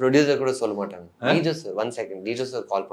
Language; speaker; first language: Tamil; non-native, fluent; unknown